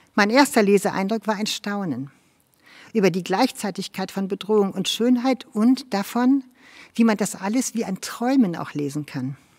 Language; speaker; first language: German; native; German